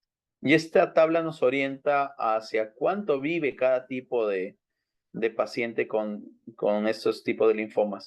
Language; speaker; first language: Spanish; native; Spanish